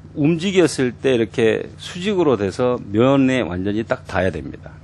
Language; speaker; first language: Korean; native; Korean